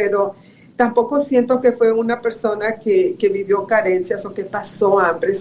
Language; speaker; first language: Spanish; native; Spanish